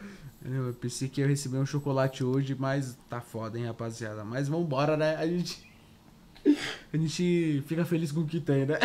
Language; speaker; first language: Portuguese; native; Portuguese